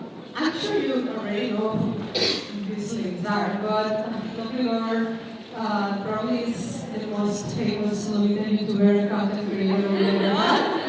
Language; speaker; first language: English; non-native, fluent; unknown